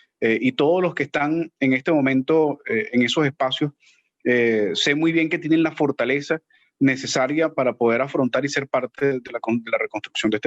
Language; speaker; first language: Spanish; native; Spanish